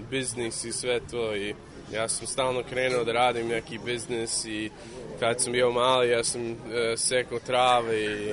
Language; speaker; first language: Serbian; early bilingual, heritage; English